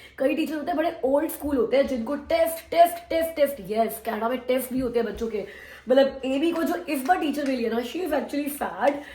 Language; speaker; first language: Hindi; native; Hindi